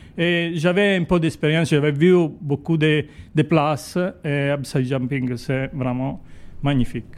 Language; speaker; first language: French; non-native, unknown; Italian